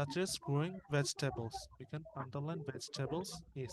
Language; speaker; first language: English; non-native, fluent; Bangla